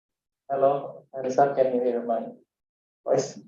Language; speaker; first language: English; non-native, learner; Indonesian